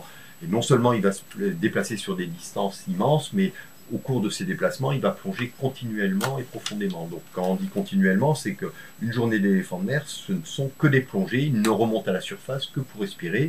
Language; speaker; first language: French; native; French